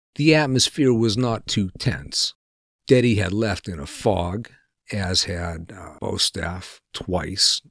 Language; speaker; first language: English; native; English